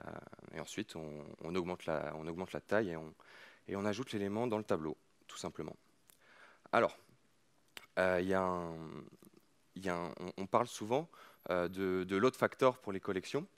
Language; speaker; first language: French; native; French